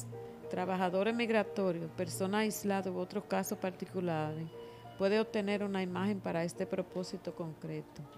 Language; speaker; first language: Spanish; native; Spanish